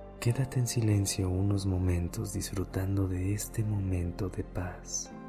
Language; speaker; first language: Spanish; native; Spanish